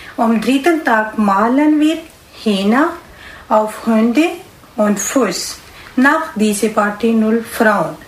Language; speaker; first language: German; non-native, learner; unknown